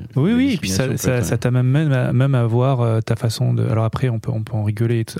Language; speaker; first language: French; native; French